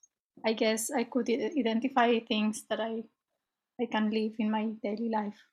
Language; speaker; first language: English; non-native, fluent; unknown